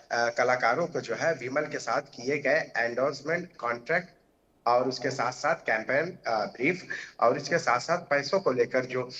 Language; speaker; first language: Hindi; native; Hindi